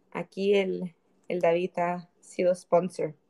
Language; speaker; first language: Spanish; early bilingual, other home language; English